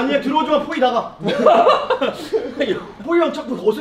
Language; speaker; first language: Korean; native; Korean